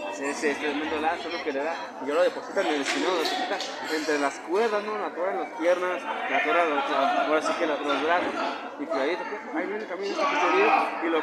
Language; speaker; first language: Spanish; native; Spanish